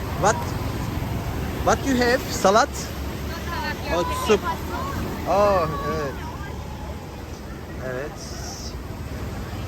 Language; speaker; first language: English; non-native, learner; Turkish